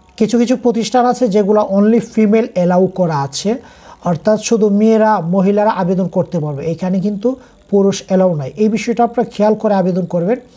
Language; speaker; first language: Bangla; native; Bangla